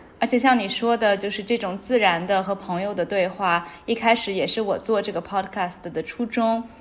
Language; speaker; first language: Chinese; native; Chinese